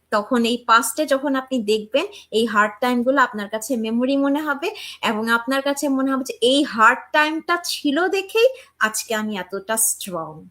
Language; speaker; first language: Bangla; early bilingual, heritage; Bangla